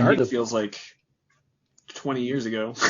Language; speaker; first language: English; native; English